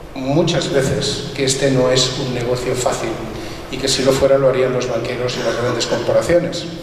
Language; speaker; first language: Spanish; non-native, local second language; Catalan